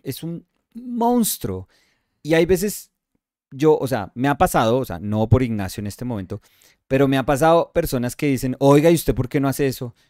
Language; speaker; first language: Spanish; native; Spanish